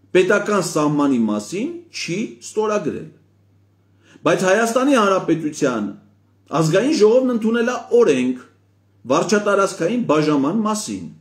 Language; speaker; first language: Armenian; native; Armenian